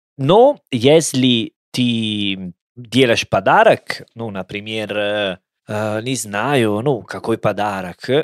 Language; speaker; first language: Russian; non-native, learner; Italian